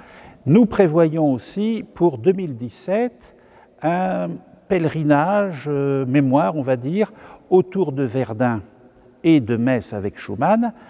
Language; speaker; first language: French; native; French